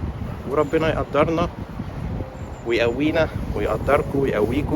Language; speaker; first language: Arabic; native; Arabic